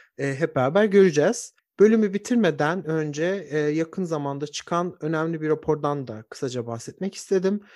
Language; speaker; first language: Turkish; native; Turkish